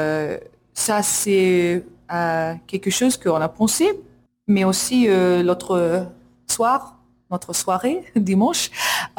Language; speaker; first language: French; non-native, learner; English